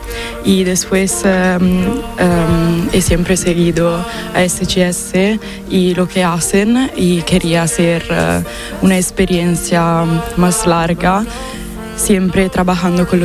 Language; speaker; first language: Spanish; non-native, fluent; Italian